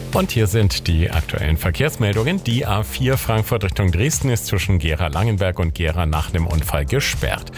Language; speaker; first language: German; native; German